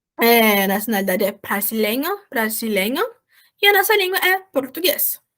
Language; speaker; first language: Portuguese; native; Portuguese